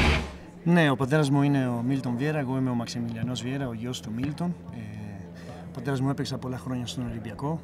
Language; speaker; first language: Greek; non-native, fluent; Spanish